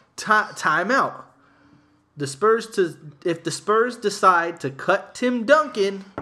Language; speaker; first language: English; native; English